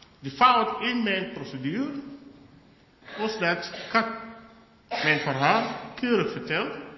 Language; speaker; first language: Dutch; non-native, fluent; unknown